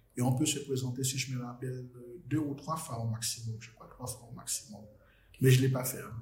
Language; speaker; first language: French; non-native, local second language; Haitian Creole